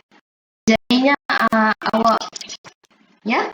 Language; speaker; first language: Malay; native; Malay